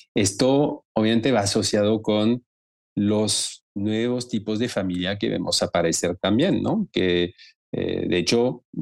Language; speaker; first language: Spanish; non-native, fluent; French